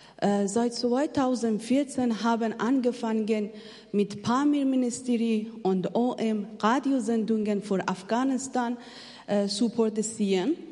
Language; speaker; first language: German; non-native, learner; Persian